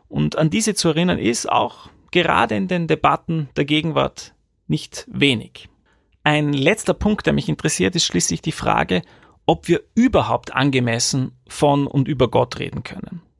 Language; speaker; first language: German; native; German